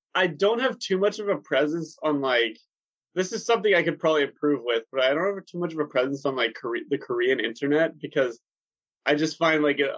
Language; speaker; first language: English; native; English